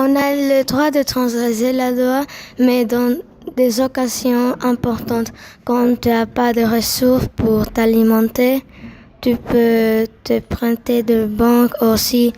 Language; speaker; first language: French; non-native, learner; Spanish